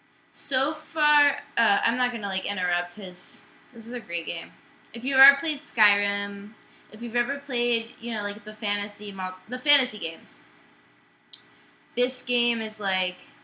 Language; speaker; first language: English; native; English